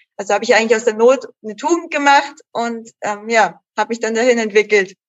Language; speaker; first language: German; native; German